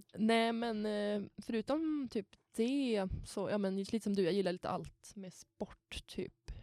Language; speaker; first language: Swedish; native; Swedish